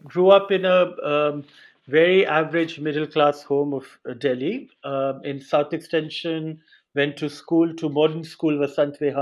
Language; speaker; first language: English; non-native, local second language; Hindi